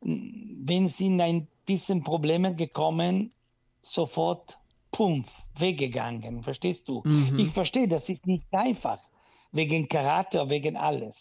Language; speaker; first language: German; non-native, local second language; Italian